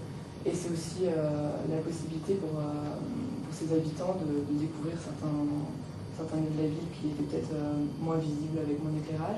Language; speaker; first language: French; native; French